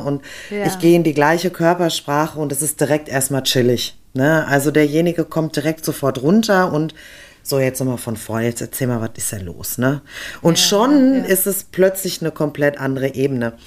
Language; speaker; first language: German; native; German